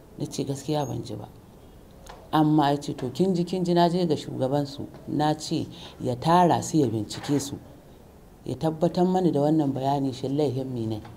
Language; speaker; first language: Hausa; native; Hausa